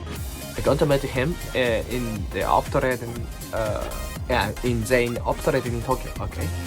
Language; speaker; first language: Dutch; non-native, learner; Japanese